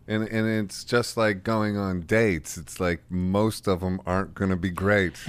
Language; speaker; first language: English; native; English